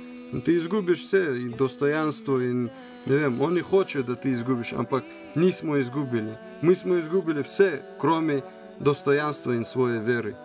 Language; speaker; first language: Slovenian; non-native, learner; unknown